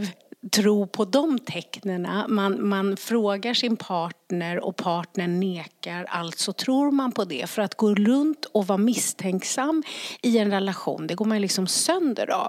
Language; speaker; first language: Swedish; native; Swedish